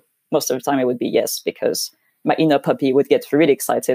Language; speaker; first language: English; non-native, fluent; French